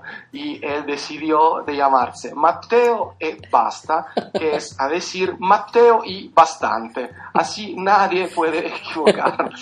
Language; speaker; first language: Spanish; non-native, fluent; Italian